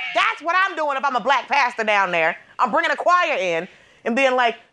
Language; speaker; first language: English; native; English